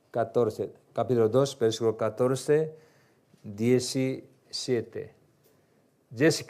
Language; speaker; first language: Spanish; non-native, learner; Korean